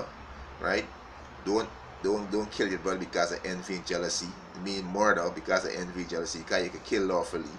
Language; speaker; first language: English; native; English